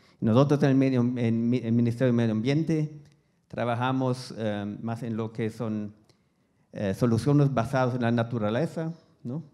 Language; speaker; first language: Spanish; non-native, fluent; German